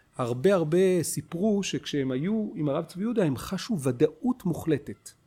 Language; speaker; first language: Hebrew; native; Hebrew